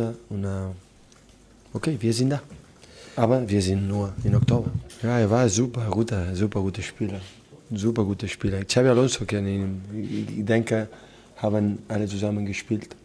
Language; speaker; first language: German; non-native, fluent; Spanish